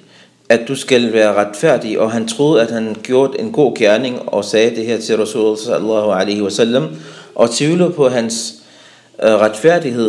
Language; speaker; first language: Danish; early bilingual, other home language; Arabic